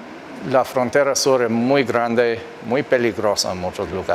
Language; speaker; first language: Spanish; non-native, fluent; English